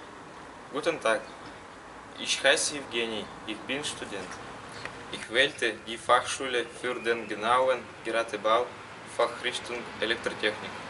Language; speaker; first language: German; non-native, learner; Russian